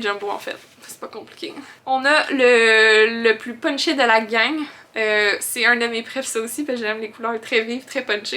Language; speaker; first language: French; native; French